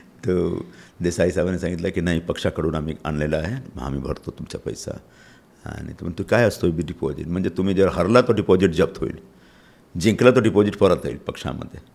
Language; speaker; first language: Marathi; non-native, local second language; Hindi